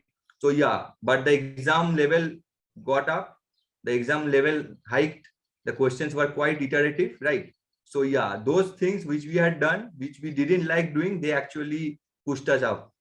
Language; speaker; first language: English; non-native, local second language; Bangla